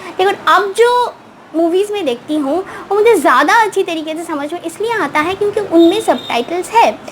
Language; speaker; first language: Hindi; non-native, local second language; Bangla